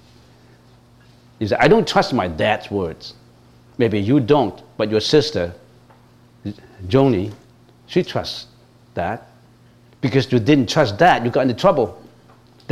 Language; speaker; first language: English; non-native, local second language; Cantonese